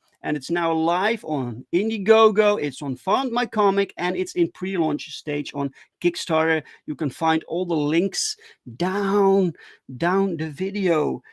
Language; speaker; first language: English; non-native, fluent; Dutch